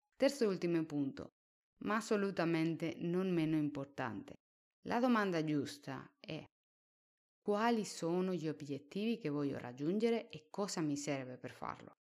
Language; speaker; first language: Italian; non-native, fluent; Spanish